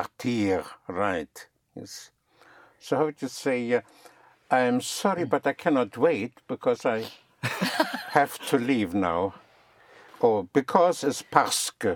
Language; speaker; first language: English; non-native, fluent; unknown